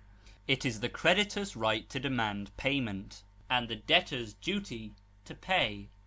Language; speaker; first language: English; native; English